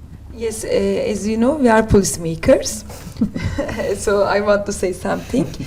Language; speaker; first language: English; non-native, learner; Turkish